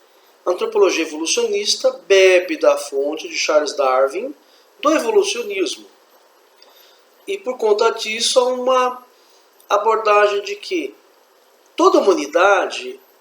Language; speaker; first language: Portuguese; native; Portuguese